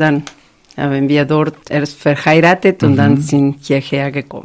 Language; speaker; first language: German; non-native, fluent; Spanish